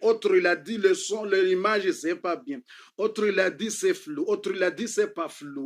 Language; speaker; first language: French; non-native, learner; Comorian